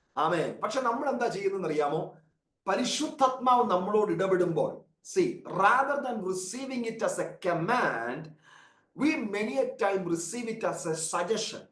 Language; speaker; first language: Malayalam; early bilingual, heritage; Malayalam